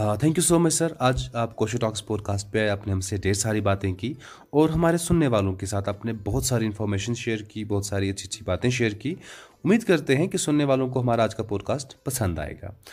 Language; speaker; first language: Urdu; non-native, local second language; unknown